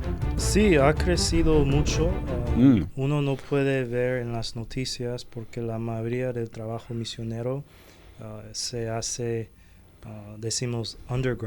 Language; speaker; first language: Spanish; non-native, fluent; Chinese